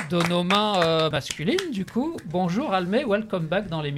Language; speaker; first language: French; native; French